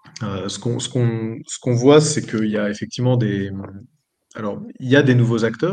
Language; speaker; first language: French; native; French